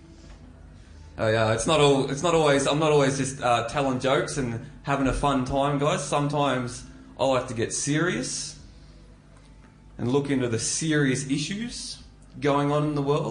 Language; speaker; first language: English; native; English